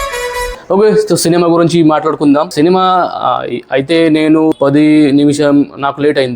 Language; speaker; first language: Telugu; non-native, learner; Marathi